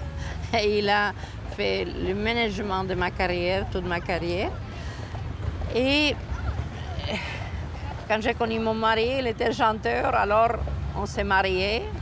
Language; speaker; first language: French; non-native, fluent; Spanish